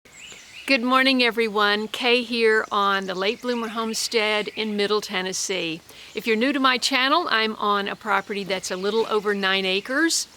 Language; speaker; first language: English; native; English